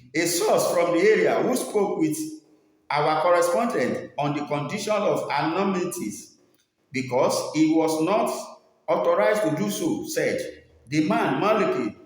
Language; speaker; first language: English; non-native, local second language; Yoruba